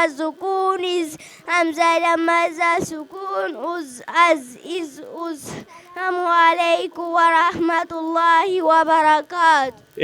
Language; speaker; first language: Arabic; non-native, learner; Oromo